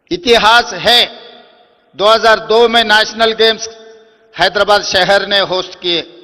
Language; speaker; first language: Hindi; non-native, local second language; Telugu